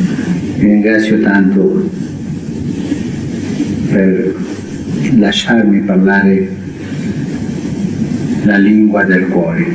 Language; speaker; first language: Italian; early bilingual, heritage; Spanish